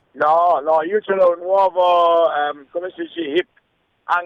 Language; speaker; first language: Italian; early bilingual, heritage; English